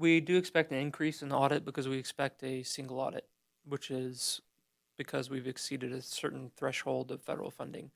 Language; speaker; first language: English; native; English